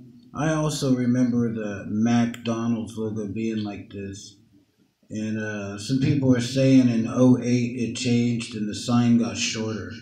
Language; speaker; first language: English; native; English